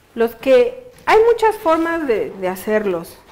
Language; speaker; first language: Spanish; native; Spanish